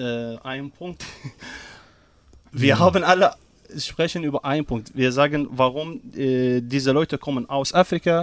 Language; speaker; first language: German; non-native, learner; Arabic